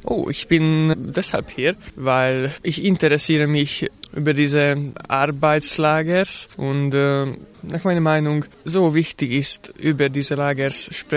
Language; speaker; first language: German; non-native, learner; Slovak